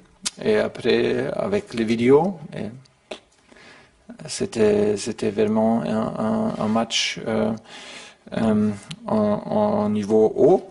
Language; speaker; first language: French; non-native, learner; German